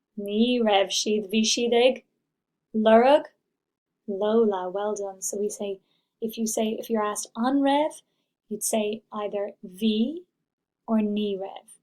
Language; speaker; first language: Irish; non-native, local second language; English